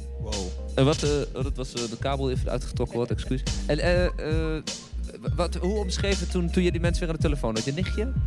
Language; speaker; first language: Dutch; native; Dutch